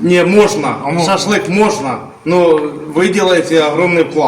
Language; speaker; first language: Russian; non-native, learner; Estonian